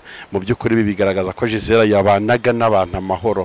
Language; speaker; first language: Kinyarwanda; native; Kinyarwanda